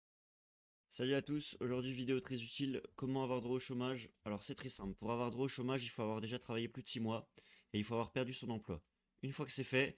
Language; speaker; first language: French; native; French